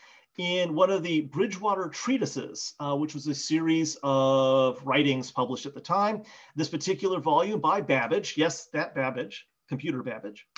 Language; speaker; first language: English; native; English